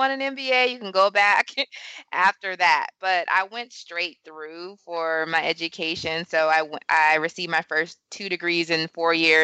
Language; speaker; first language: English; native; English